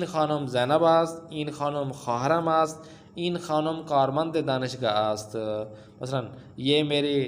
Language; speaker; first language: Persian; non-native, fluent; Urdu